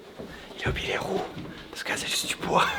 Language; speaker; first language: French; native; French